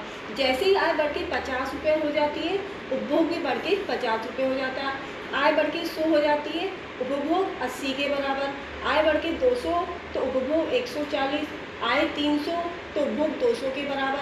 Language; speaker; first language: Hindi; native; Hindi